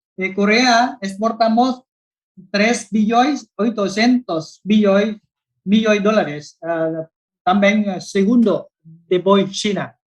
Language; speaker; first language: Spanish; non-native, learner; Vietnamese